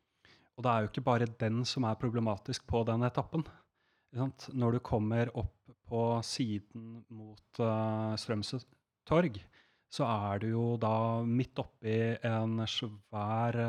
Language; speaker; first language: Norwegian; native; Norwegian